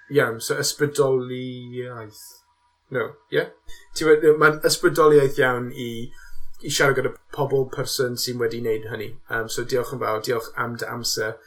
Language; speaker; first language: Welsh; non-native, local second language; English